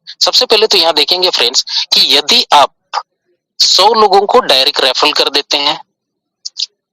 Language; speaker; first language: Hindi; native; Hindi